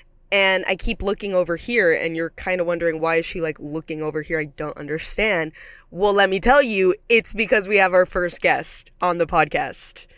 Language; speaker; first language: English; early bilingual, other home language; Spanish